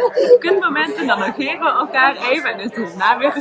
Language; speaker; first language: Dutch; native; Dutch